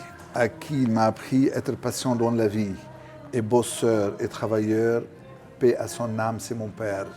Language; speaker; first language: French; non-native, local second language; Arabic